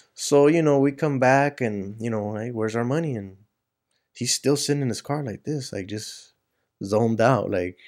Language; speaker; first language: English; native; English